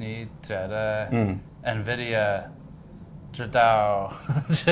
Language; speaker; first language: Chinese; non-native, learner; English